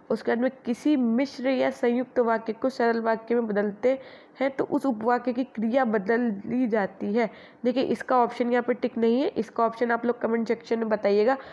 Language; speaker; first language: Hindi; native; Hindi